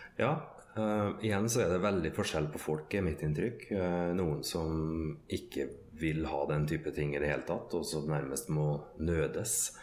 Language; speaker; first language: Norwegian; native; Norwegian